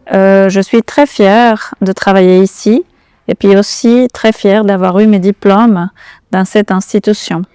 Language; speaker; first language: French; non-native, fluent; Spanish